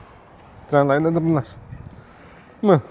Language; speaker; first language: Turkish; native; Turkish